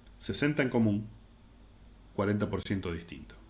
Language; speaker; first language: Spanish; native; Spanish